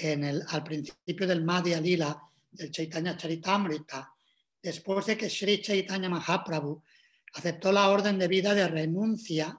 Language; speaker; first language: Spanish; native; Spanish